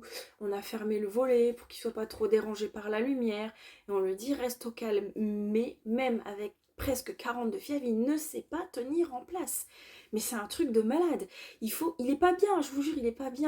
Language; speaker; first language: French; native; French